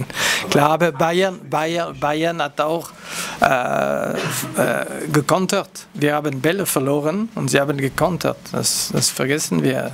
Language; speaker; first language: German; non-native, local second language; French